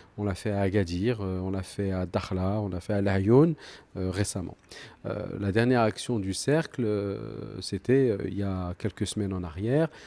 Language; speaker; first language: French; early bilingual, other home language; Arabic